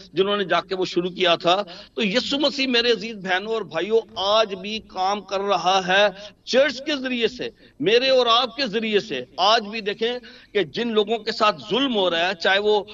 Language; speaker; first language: Urdu; non-native, local second language; Punjabi